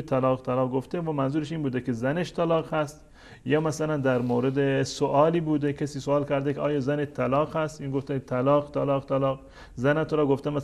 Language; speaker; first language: Persian; native; Persian